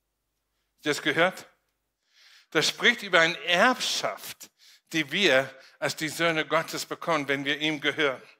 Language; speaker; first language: German; non-native, fluent; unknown